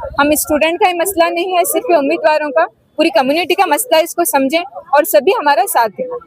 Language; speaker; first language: Urdu; native; Urdu